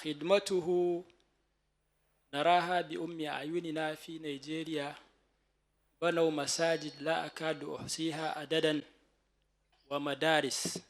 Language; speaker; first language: Arabic; non-native, fluent; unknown